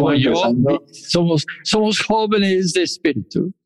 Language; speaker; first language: Spanish; non-native, fluent; English